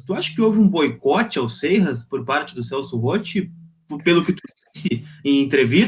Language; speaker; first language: Portuguese; native; Portuguese